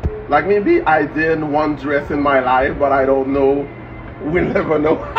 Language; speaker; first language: English; non-native, fluent; French